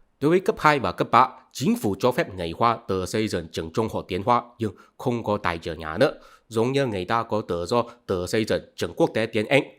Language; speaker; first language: Vietnamese; non-native, fluent; Chinese